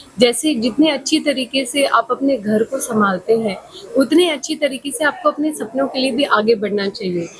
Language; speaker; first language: Hindi; native; Hindi